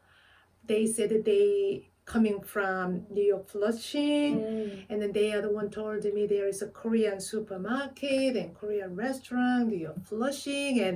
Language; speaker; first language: English; non-native, fluent; Korean